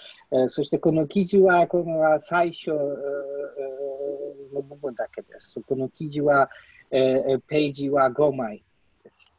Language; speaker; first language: Japanese; non-native, learner; Polish